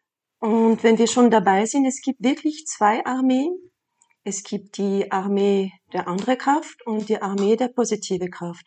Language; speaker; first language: German; non-native, fluent; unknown